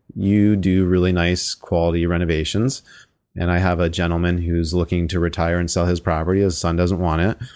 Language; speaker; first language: English; native; English